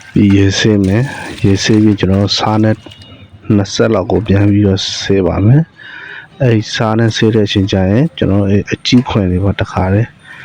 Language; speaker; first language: Burmese; native; Burmese